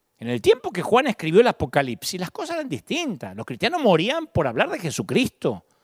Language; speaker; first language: Spanish; native; Spanish